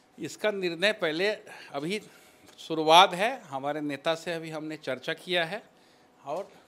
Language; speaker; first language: Hindi; native; Hindi